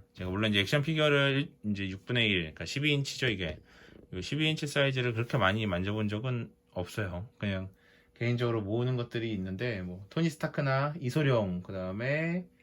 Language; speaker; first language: Korean; native; Korean